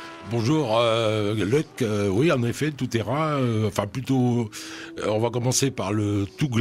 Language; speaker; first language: French; native; French